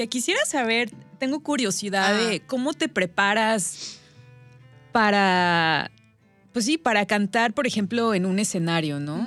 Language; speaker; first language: Spanish; native; Spanish